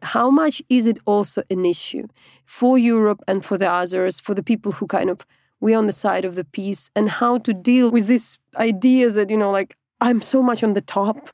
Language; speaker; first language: English; non-native, fluent; Ukrainian